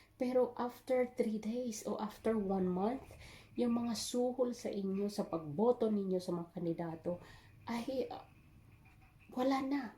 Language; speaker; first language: Filipino; non-native, local second language; Waray